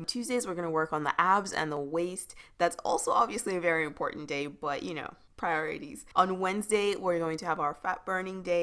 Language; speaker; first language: English; native; English